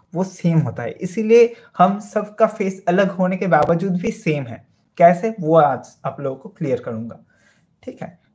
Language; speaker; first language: Hindi; non-native, local second language; Bangla